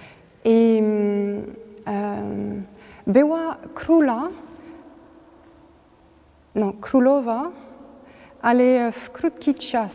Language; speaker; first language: Polish; non-native, learner; French